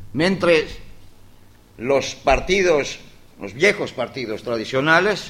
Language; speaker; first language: Spanish; non-native, learner; Greek